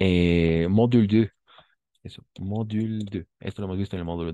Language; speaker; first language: Spanish; native; Spanish